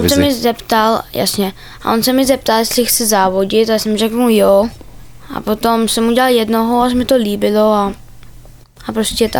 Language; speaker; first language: Czech; early bilingual, heritage; Czech